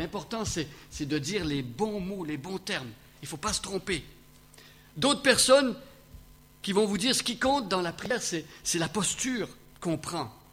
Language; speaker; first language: French; native; French